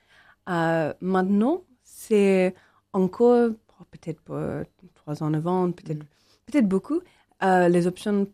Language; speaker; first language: French; non-native, learner; English